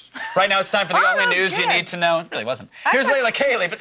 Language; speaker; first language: English; native; English